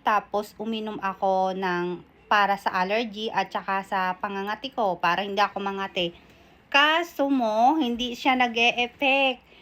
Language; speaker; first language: Filipino; non-native, local second language; Bikol